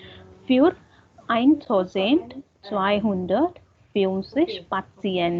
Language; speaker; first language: German; non-native, learner; Hindi